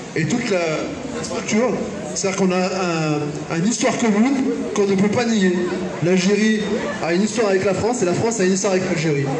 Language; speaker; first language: French; early bilingual, other home language; Arabic